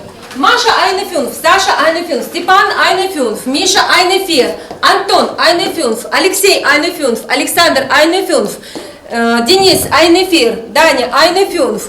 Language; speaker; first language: German; non-native, fluent; Russian